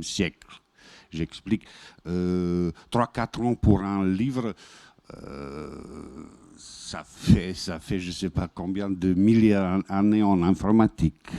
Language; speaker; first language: French; non-native, fluent; Bosnian